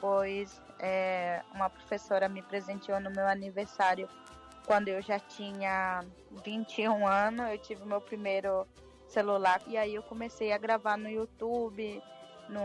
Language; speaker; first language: Portuguese; non-native, local second language; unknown